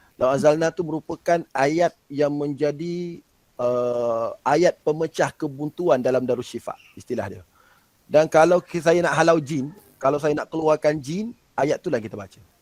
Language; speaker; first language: Malay; native; Malay